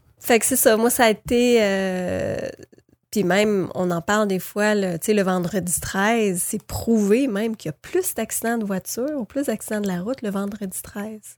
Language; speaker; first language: French; native; French